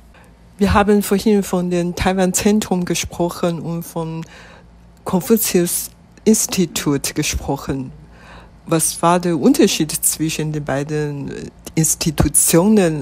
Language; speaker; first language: German; non-native, fluent; Chinese